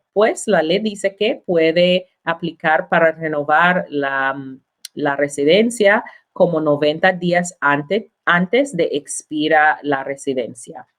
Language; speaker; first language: Spanish; non-native, learner; English